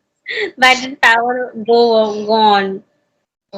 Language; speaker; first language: English; non-native, learner; Hindi